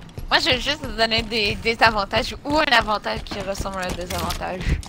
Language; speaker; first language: French; native; French